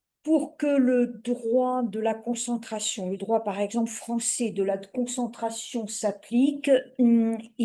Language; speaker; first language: French; native; French